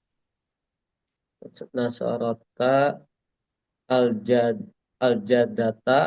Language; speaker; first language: Arabic; non-native, learner; Indonesian